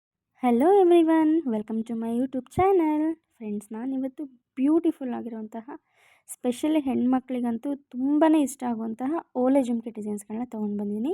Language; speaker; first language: Kannada; native; Kannada